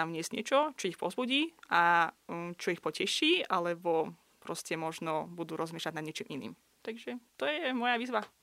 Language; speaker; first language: Slovak; non-native, fluent; Russian